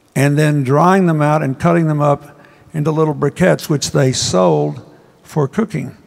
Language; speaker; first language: English; native; English